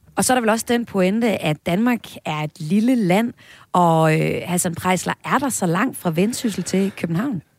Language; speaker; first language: Danish; native; Danish